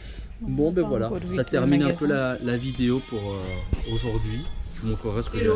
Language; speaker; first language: French; native; French